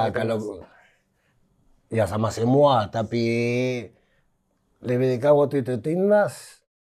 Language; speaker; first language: Indonesian; non-native, fluent; Spanish